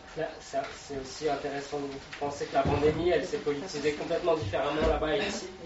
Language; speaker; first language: French; native; French